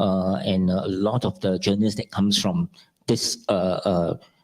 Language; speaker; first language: English; non-native, local second language; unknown